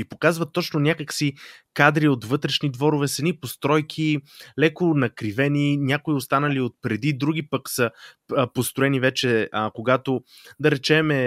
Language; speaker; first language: Bulgarian; native; Bulgarian